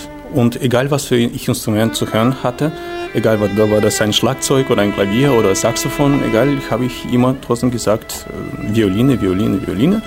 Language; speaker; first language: German; non-native, fluent; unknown